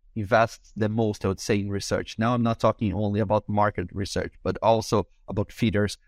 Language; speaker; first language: English; non-native, fluent; Portuguese